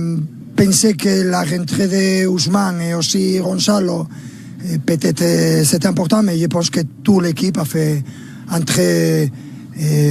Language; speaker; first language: French; non-native, learner; Spanish